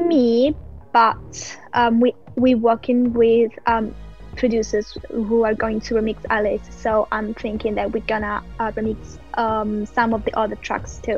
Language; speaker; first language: English; non-native, fluent; Italian